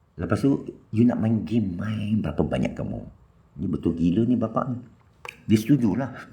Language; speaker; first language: Malay; non-native, local second language; Chinese